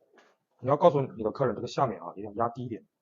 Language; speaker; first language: Chinese; native; Chinese